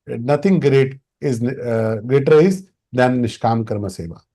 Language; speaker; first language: English; non-native, local second language; Hindi